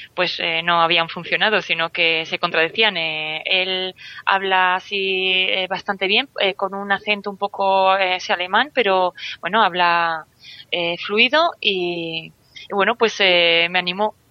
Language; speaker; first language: Spanish; native; Spanish